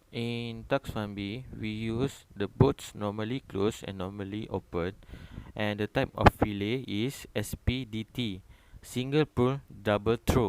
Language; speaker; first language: English; non-native, local second language; Malay